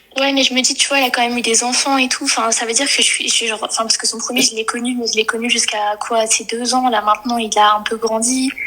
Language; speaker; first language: French; native; French